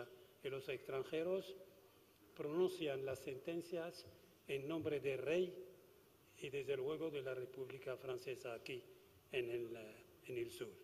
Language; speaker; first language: Spanish; non-native, fluent; Arabic